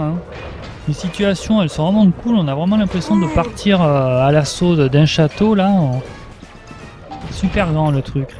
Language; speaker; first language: French; native; French